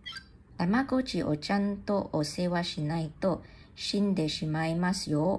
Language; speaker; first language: Japanese; non-native, learner; English